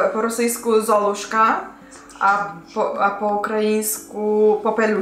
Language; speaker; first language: Polish; non-native, fluent; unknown